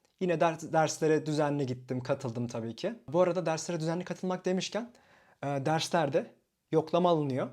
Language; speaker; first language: Turkish; native; Turkish